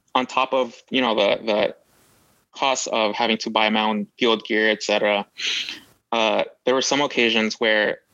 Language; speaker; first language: English; native; English